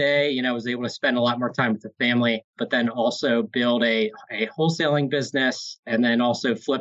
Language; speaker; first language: English; native; English